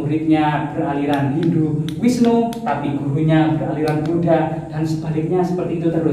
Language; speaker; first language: Indonesian; native; Indonesian